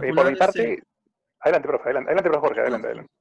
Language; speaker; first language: Spanish; native; Spanish